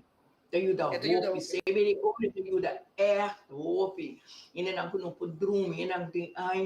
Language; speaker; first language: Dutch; non-native, local second language; Papiamento